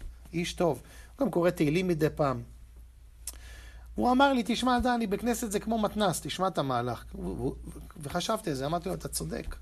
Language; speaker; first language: Hebrew; native; Hebrew